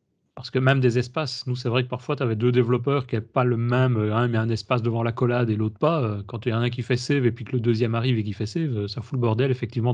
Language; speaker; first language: French; native; French